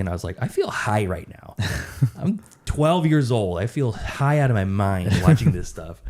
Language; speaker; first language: English; native; English